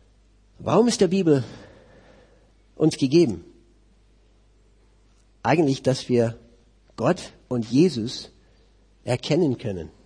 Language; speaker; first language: German; non-native, fluent; English